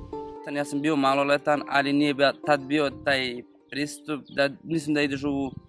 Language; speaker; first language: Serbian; non-native, fluent; Kurdish